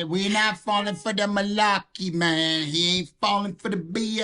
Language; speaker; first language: English; native; English